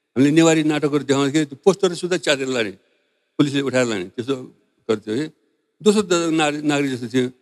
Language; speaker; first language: Nepali; non-native, local second language; Newari